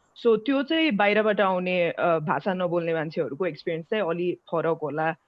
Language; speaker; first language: Nepali; non-native, local second language; Maithili